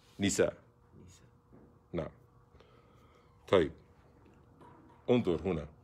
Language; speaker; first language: Arabic; non-native, fluent; English